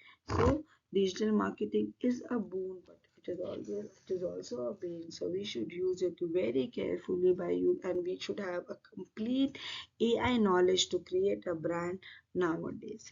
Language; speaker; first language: English; non-native, local second language; Hindi